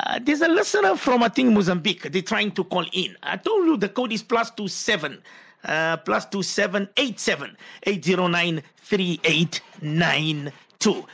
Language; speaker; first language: English; native; English